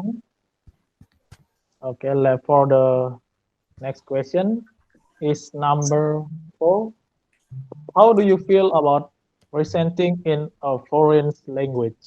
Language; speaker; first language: English; non-native, learner; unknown